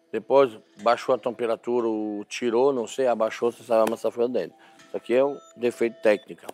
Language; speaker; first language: Portuguese; non-native, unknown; French